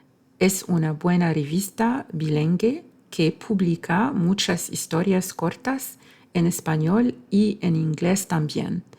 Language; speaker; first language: Spanish; non-native, fluent; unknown